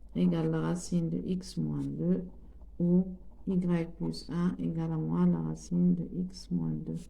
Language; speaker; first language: French; non-native, local second language; Arabic